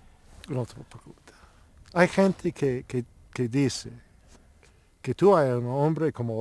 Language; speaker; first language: Spanish; non-native, learner; English